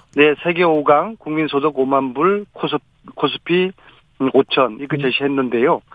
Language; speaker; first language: Korean; native; Korean